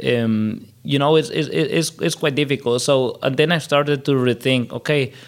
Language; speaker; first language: English; non-native, fluent; Spanish